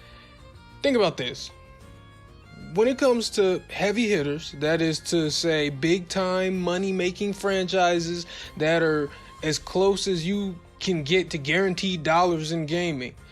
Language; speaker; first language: English; native; English